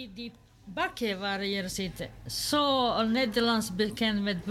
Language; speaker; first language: Dutch; non-native, learner; Serbian